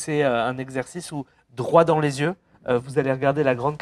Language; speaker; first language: French; native; French